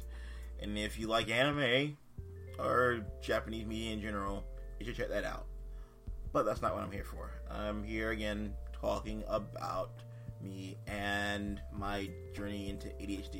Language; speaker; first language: English; native; English